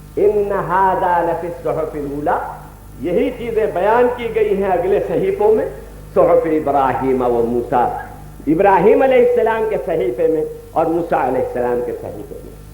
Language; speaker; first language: Urdu; native; Urdu